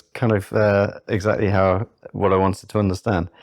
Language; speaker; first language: English; native; English